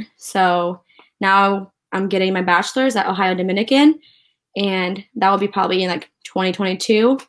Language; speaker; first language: English; early bilingual, other home language; Ukrainian